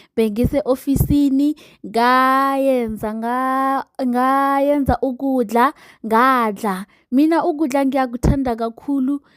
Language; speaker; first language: Zulu; non-native, local second language; Southern Sotho